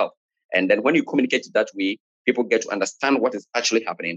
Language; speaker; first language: English; non-native, local second language; Akan